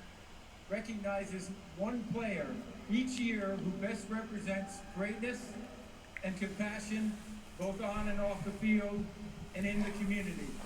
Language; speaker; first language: English; native; English